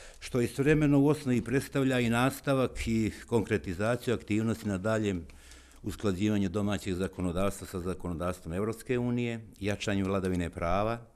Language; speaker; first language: Bosnian; native; Bosnian